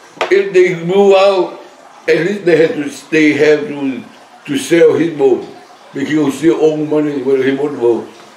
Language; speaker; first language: English; non-native, learner; Vietnamese